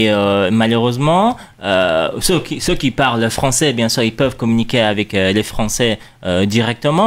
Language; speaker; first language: French; non-native, fluent; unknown